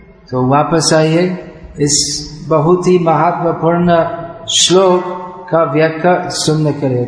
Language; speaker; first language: Hindi; non-native, fluent; English